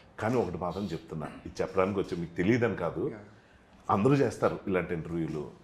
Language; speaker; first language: Telugu; native; Telugu